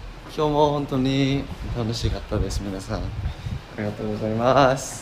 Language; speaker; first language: Japanese; non-native, learner; Korean